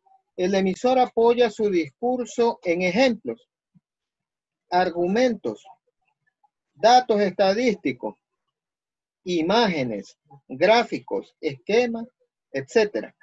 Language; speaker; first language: Spanish; native; Spanish